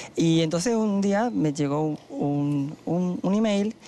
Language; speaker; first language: Spanish; native; Spanish